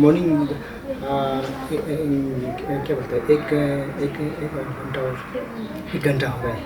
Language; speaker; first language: Hindi; non-native, local second language; Ladakhi